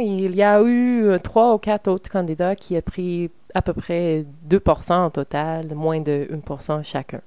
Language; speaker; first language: French; non-native, learner; English